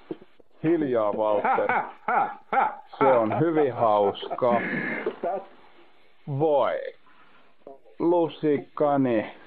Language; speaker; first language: Finnish; non-native, learner; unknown